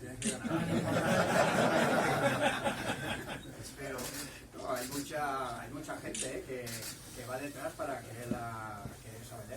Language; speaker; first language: Spanish; native; Spanish